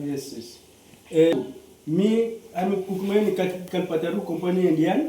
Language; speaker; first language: English; non-native, learner; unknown